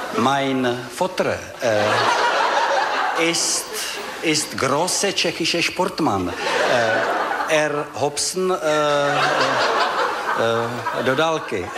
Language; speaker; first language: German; non-native, fluent; Czech